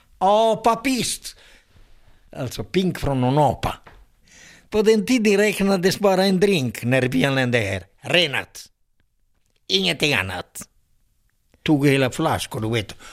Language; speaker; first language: Swedish; non-native, fluent; Italian